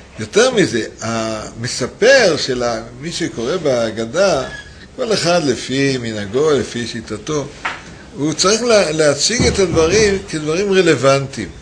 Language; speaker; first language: Hebrew; native; Hebrew